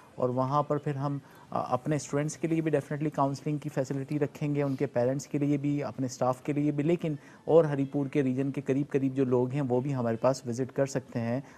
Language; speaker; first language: Urdu; non-native, local second language; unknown